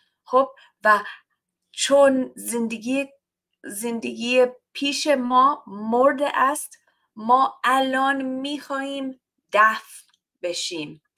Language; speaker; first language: Persian; non-native, learner; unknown